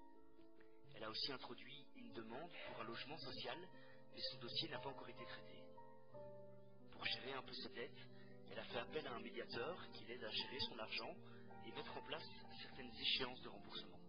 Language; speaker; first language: French; native; French